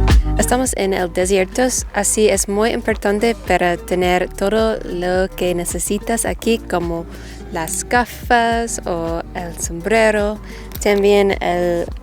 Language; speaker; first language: Spanish; non-native, learner; English